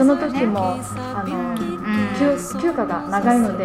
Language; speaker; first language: Japanese; non-native, fluent; Chinese